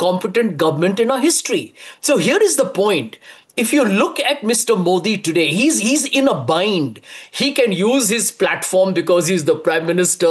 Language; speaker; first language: English; non-native, local second language; Hindi